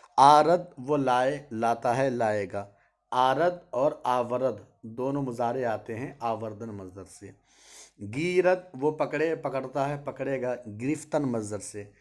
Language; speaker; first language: Urdu; native; Urdu